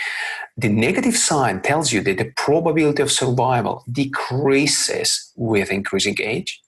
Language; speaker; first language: English; non-native, fluent; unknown